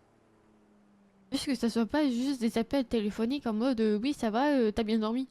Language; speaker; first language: French; native; French